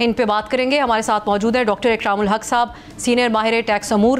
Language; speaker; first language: Urdu; native; Urdu